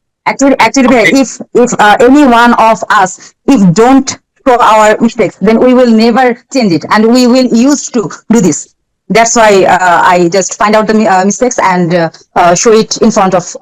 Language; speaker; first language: English; non-native, learner; Bangla